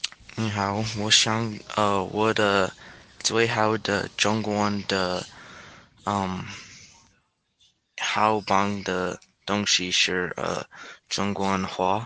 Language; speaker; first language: Chinese; non-native, learner; English